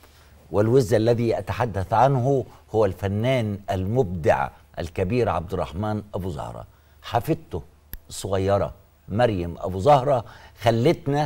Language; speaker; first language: Arabic; native; Arabic